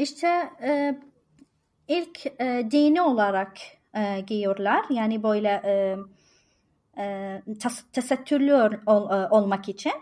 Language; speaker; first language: Turkish; non-native, learner; Arabic